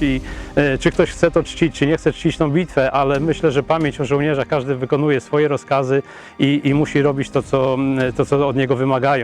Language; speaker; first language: Polish; native; Polish